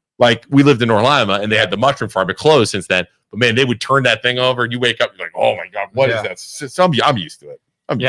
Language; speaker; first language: English; native; English